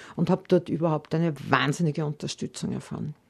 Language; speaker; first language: German; native; German